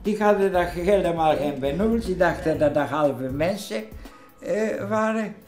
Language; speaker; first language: Dutch; non-native, fluent; Polish